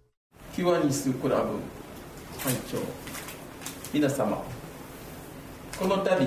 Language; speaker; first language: Japanese; non-native, fluent; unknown